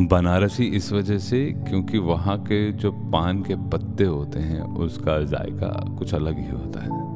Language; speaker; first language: Hindi; native; Hindi